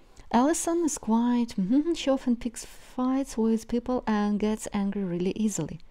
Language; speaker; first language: English; non-native, fluent; Russian